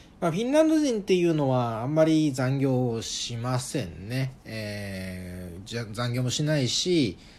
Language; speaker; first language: Japanese; native; Japanese